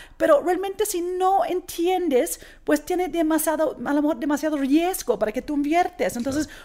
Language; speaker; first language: Spanish; non-native, fluent; English